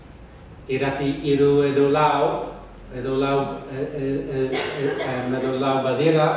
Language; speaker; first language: Basque; non-native, fluent; English